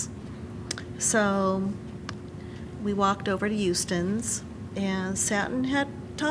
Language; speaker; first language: English; native; English